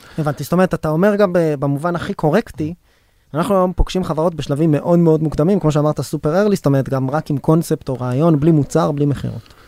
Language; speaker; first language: Hebrew; native; Hebrew